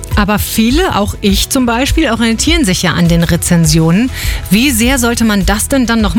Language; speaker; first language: German; native; German